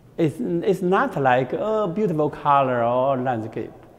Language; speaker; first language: English; non-native, learner; Chinese